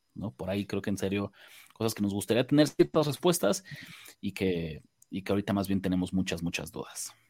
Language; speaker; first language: Spanish; native; Spanish